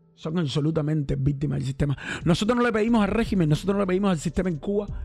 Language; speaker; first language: Spanish; native; Spanish